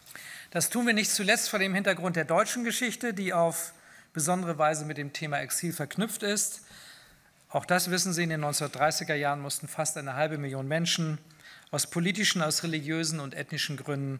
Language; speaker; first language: German; native; German